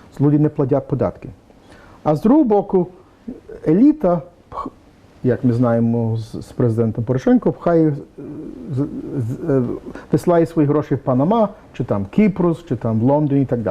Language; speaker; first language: Ukrainian; early bilingual, heritage; English